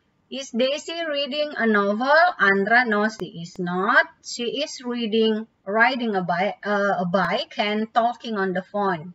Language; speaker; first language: English; non-native, fluent; Indonesian